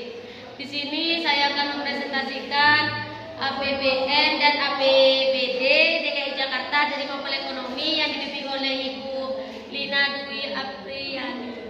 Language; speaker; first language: Indonesian; native; Indonesian